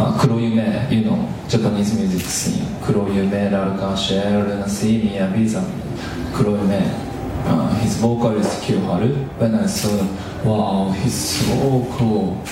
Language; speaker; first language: English; non-native, learner; Japanese